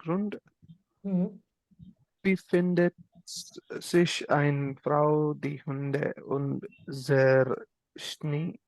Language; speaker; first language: German; non-native, learner; Malayalam